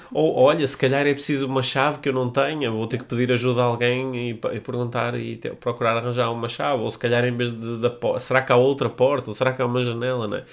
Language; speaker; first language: Portuguese; native; Portuguese